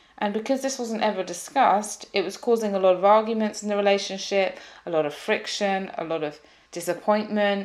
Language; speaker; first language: English; native; English